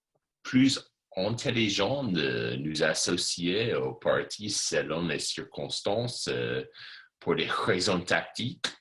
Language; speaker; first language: French; non-native, fluent; English